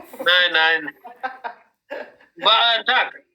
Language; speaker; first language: German; non-native, learner; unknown